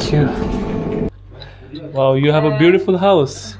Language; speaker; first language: English; non-native, local second language; Hindi